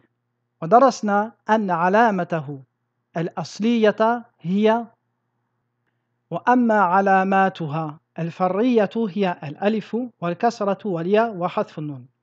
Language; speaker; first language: Arabic; non-native, fluent; French